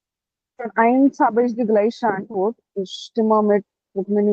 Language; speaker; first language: German; non-native, learner; Hindi